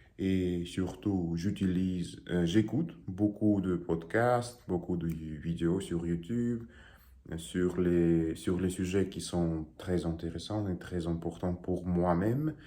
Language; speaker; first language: French; non-native, learner; Russian